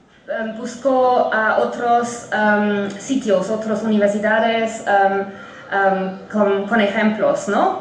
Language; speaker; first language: Spanish; non-native, fluent; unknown